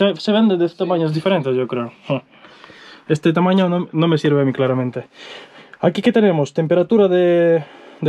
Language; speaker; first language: Spanish; native; Spanish